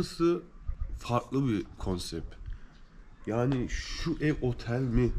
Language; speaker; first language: Turkish; native; Turkish